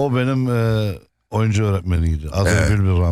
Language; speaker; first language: Turkish; non-native, fluent; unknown